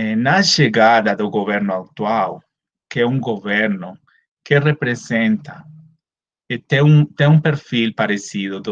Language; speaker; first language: Portuguese; non-native, fluent; Spanish